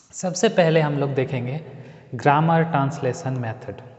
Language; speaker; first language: Hindi; native; Hindi